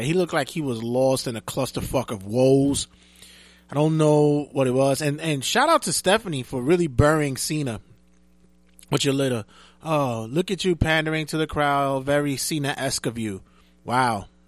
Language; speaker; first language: English; native; English